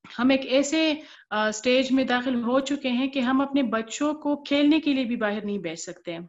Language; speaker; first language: Urdu; non-native, local second language; Pashto